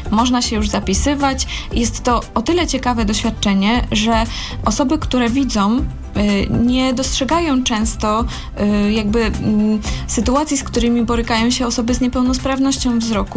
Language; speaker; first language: Polish; native; Polish